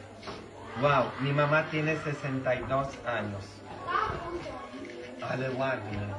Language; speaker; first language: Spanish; non-native, fluent; Polish